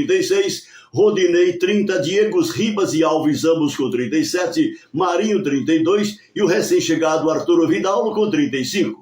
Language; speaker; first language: Portuguese; native; Portuguese